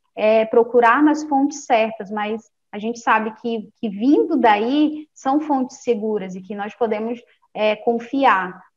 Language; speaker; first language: Portuguese; native; Portuguese